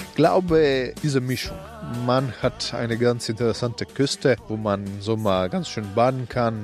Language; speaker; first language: German; non-native, fluent; Croatian